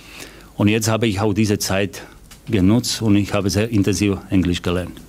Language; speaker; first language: German; non-native, fluent; Slovak